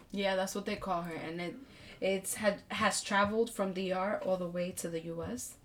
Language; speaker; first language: English; early bilingual, other home language; Spanish